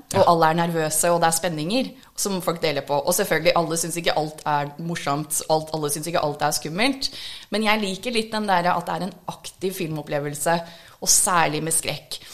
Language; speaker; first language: Norwegian; non-native, fluent; English